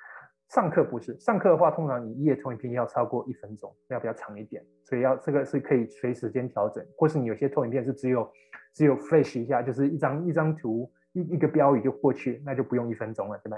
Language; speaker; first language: Chinese; native; Chinese